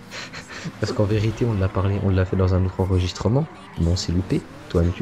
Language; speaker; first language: French; native; French